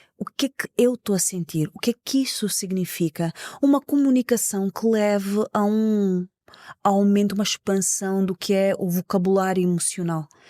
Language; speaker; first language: Portuguese; native; Portuguese